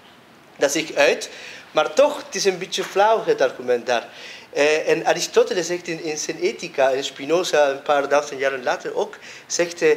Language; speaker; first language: Dutch; non-native, fluent; Spanish